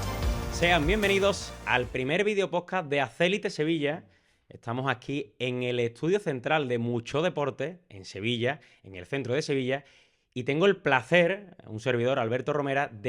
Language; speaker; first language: Spanish; native; Spanish